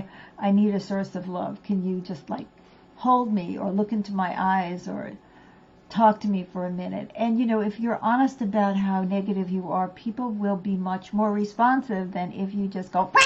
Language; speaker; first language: English; native; English